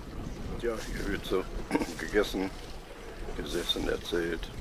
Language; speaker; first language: German; native; German